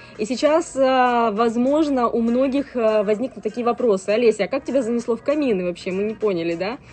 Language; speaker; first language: Russian; native; Russian